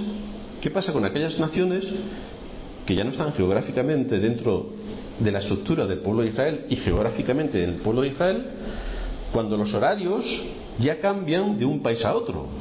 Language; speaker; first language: Spanish; native; Spanish